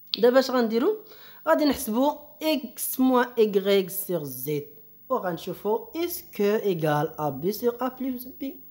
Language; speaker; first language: French; non-native, local second language; Arabic